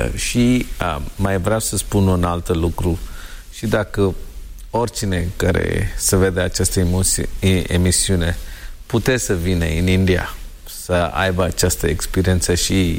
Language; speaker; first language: Romanian; non-native, learner; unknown